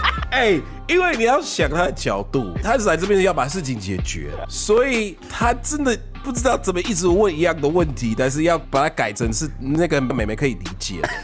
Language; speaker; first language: Chinese; non-native, fluent; English